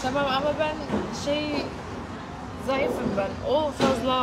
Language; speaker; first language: Turkish; non-native, learner; Arabic